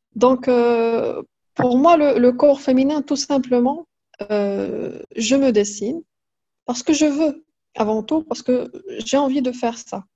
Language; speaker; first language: French; non-native, local second language; Arabic